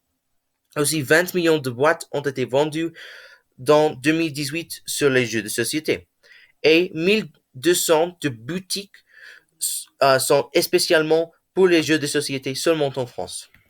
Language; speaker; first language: French; non-native, learner; English